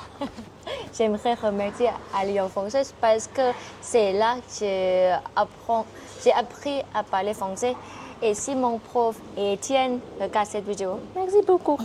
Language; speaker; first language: French; non-native, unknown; Thai